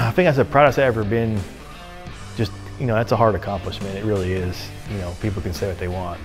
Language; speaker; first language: English; native; English